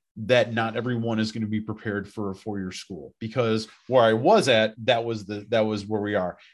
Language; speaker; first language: English; native; English